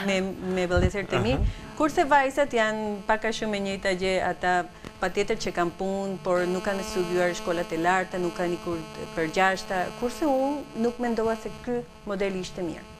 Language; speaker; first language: Albanian; non-native, learner; Spanish